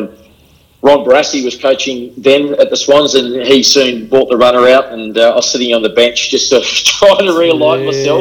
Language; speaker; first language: English; native; English